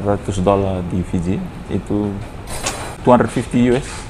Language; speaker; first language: Indonesian; non-native, fluent; Fijian